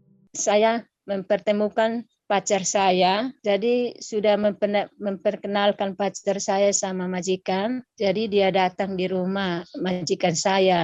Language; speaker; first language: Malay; non-native, local second language; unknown